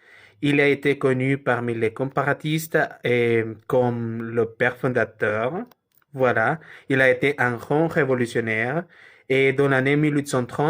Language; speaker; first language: French; non-native, learner; Spanish